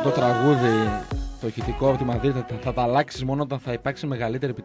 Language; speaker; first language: Greek; native; Greek